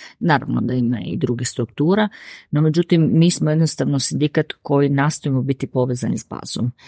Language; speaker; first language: Serbian; native; Serbian